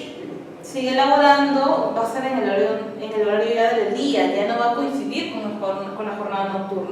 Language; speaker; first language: Spanish; native; Spanish